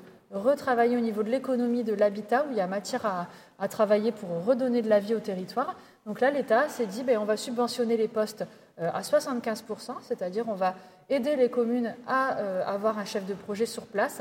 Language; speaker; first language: French; native; French